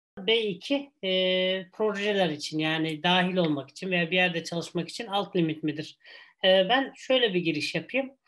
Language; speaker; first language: Turkish; native; Turkish